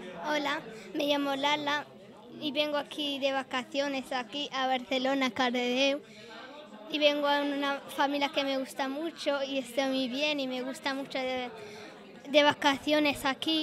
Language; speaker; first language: Spanish; non-native, learner; Arabic